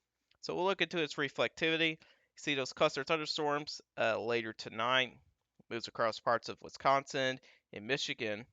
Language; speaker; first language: English; native; English